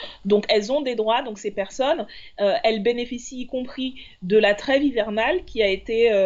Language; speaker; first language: French; native; French